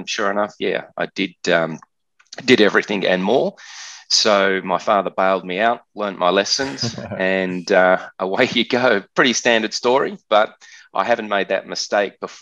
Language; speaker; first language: English; native; English